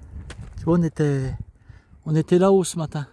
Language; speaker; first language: French; native; French